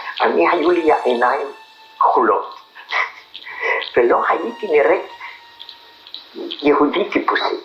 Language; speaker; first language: Hebrew; non-native, fluent; Polish